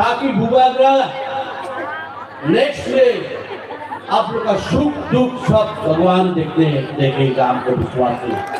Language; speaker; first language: Hindi; non-native, local second language; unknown